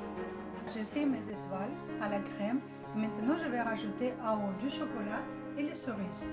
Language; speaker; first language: French; non-native, fluent; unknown